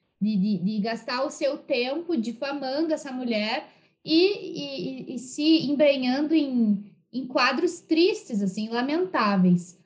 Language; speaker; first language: Portuguese; native; Portuguese